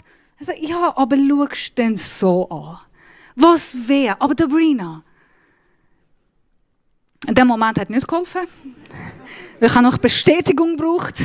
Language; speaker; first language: German; non-native, fluent; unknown